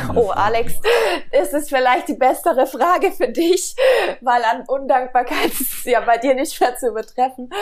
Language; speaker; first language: German; native; German